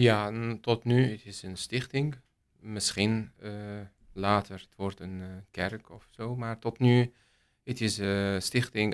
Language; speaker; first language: Dutch; non-native, learner; Arabic